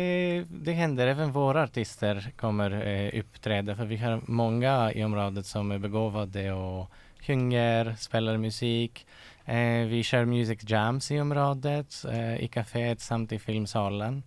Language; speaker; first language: Swedish; non-native, fluent; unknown